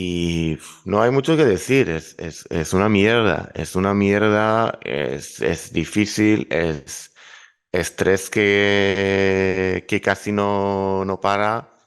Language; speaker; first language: Spanish; non-native, fluent; Hebrew